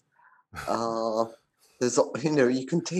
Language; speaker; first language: English; native; English